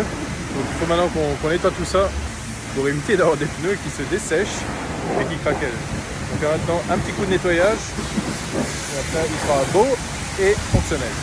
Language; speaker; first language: French; native; French